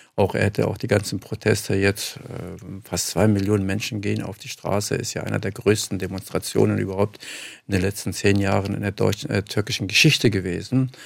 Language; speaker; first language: German; early bilingual, other home language; Kurdish